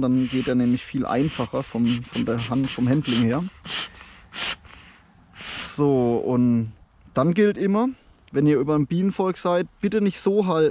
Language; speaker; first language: German; native; German